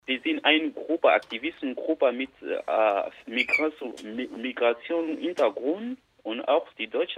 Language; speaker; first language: German; non-native, learner; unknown